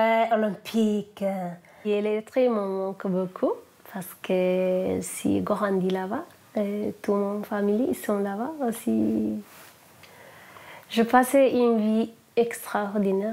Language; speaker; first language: French; non-native, learner; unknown